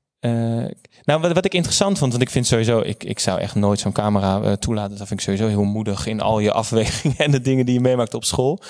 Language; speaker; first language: Dutch; native; Dutch